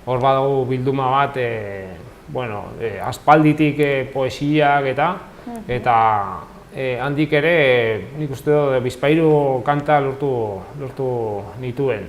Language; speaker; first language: Basque; non-native, local second language; Spanish